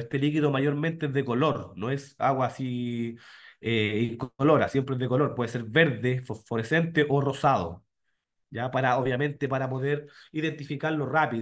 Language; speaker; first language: Spanish; native; Spanish